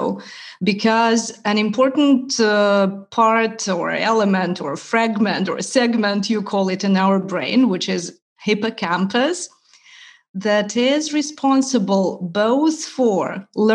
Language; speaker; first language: English; non-native, fluent; Russian